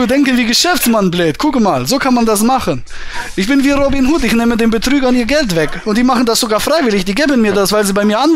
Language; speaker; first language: German; native; German